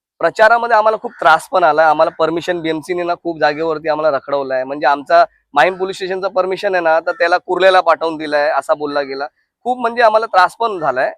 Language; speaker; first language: Marathi; non-native, local second language; Hindi